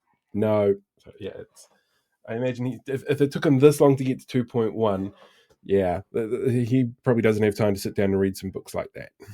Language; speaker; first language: English; native; English